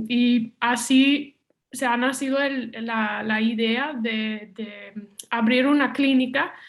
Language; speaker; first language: Spanish; non-native, fluent; Dutch